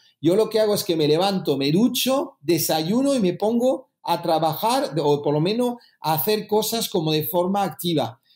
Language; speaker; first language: Spanish; early bilingual, heritage; French